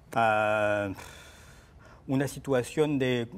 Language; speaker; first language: Spanish; non-native, fluent; French